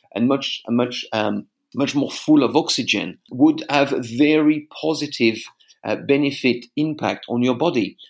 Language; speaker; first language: English; non-native, fluent; French